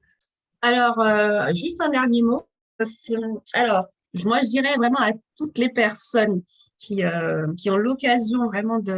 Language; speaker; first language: French; native; French